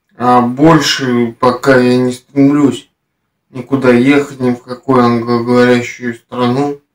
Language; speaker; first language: Russian; native; Russian